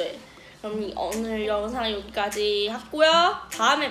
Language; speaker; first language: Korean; non-native, learner; Chinese